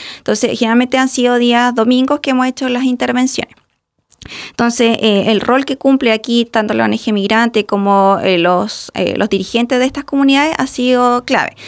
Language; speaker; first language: Spanish; native; Spanish